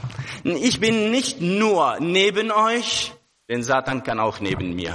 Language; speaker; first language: German; non-native, fluent; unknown